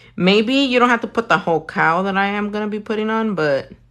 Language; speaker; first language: English; early bilingual, other home language; Spanish